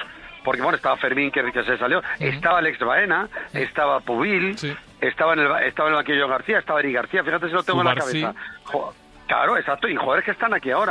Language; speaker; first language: Spanish; native; Spanish